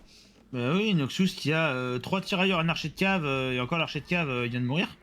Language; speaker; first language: French; native; French